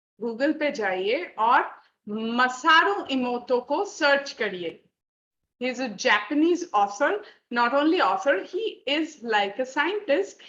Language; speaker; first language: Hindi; non-native, local second language; Bangla